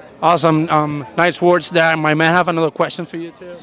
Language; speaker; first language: English; non-native, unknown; Spanish